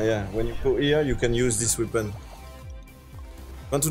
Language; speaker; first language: English; non-native, learner; French